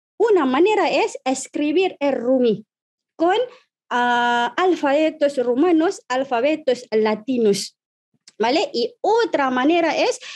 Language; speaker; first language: Spanish; non-native, fluent; Malay